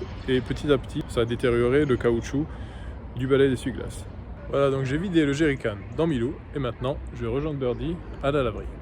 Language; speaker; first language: French; native; French